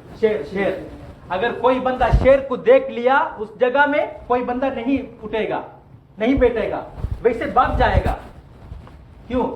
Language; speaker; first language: Urdu; non-native, learner; Tamil